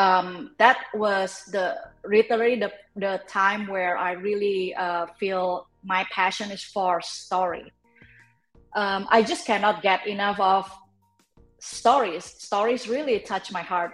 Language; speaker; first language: English; non-native, fluent; Indonesian